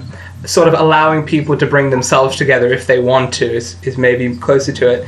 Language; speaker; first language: English; native; English